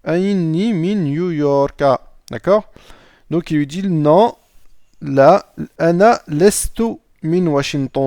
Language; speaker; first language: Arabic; non-native, fluent; French